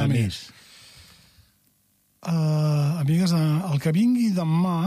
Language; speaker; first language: Catalan; native; Catalan